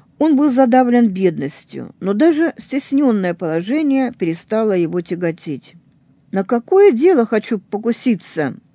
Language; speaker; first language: Russian; native; Russian